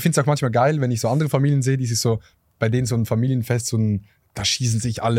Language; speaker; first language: German; native; German